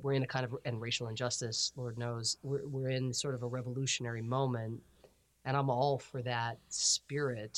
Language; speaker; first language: English; native; English